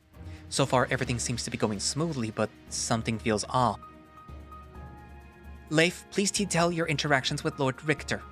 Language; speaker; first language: English; native; English